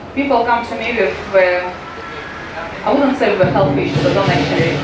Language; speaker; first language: English; non-native, fluent; Russian